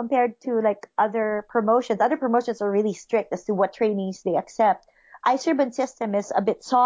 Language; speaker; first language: English; non-native, local second language; Filipino